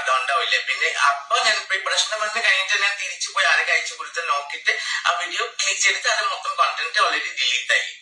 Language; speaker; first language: Malayalam; non-native, fluent; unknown